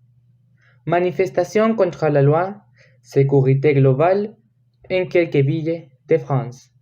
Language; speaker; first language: French; non-native, learner; Spanish